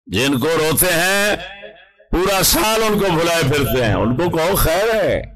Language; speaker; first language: Urdu; non-native, local second language; Punjabi